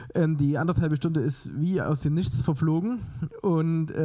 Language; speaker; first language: German; native; German